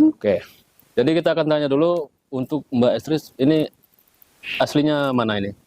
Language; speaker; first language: Indonesian; native; Indonesian